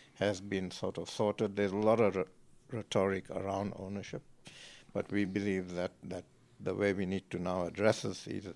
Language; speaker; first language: English; native; English